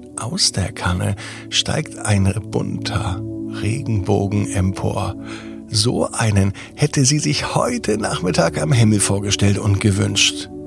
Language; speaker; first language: German; native; German